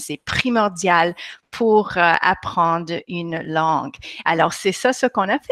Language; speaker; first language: French; non-native, local second language; English